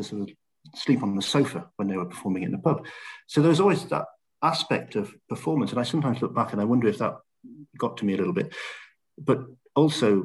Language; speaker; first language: English; native; English